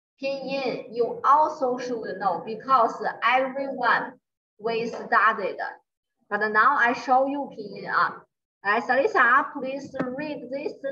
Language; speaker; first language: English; non-native, learner; Chinese